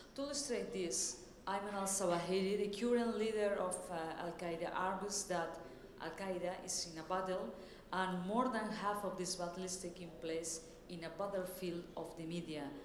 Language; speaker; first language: English; non-native, fluent; Spanish